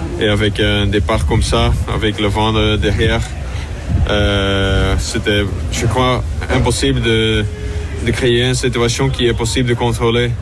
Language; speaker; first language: French; non-native, local second language; Dutch